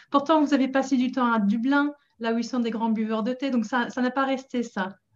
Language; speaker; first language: French; non-native, fluent; English